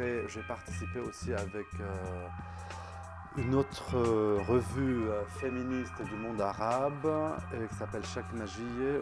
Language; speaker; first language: French; non-native, local second language; Arabic